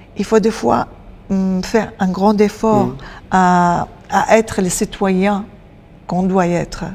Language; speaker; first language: French; non-native, fluent; Arabic